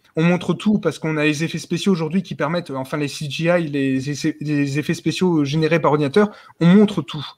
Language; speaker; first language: French; native; French